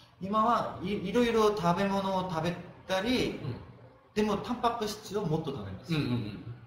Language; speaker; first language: Japanese; non-native, fluent; Korean